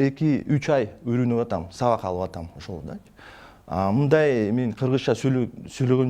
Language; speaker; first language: Kyrgyz; non-native, local second language; Russian